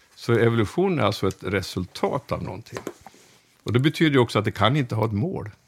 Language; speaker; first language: Swedish; native; Swedish